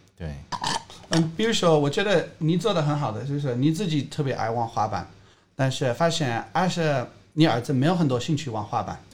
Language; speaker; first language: Chinese; non-native, fluent; English